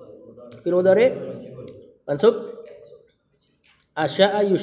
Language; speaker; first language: Arabic; non-native, fluent; Indonesian